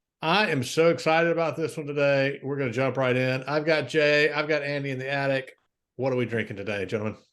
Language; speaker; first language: English; native; English